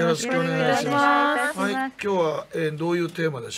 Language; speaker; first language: Japanese; native; Japanese